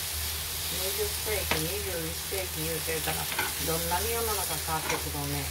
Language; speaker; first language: Japanese; native; Japanese